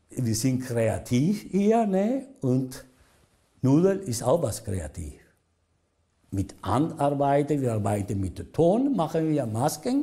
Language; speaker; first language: German; non-native, learner; Italian